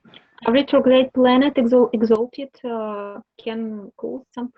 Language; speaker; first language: English; non-native, learner; Russian